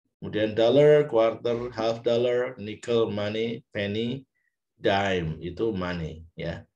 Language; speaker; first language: English; non-native, fluent; Indonesian